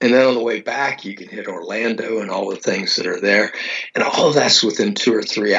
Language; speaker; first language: English; native; English